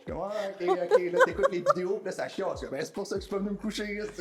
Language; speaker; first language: French; native; French